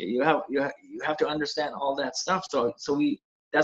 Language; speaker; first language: English; non-native, fluent; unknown